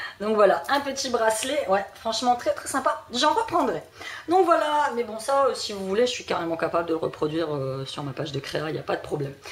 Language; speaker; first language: French; early bilingual, other home language; Portuguese